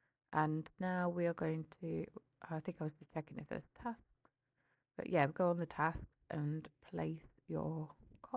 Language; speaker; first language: English; native; English